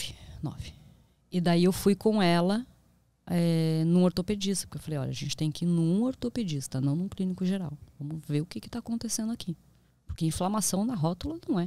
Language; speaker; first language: Portuguese; native; Portuguese